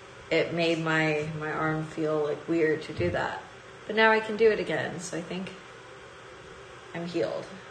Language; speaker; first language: English; early bilingual, other home language; Chinese